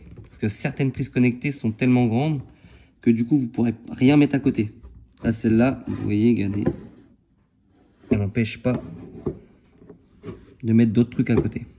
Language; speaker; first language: French; native; French